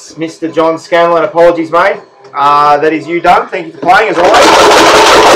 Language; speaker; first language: English; native; English